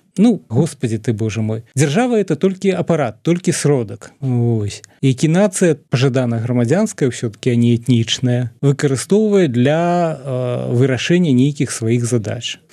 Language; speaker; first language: Belarusian; native; Belarusian